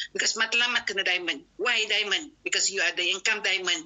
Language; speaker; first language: English; non-native, local second language; Malay